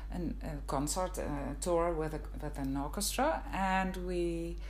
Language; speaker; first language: English; non-native, fluent; Dutch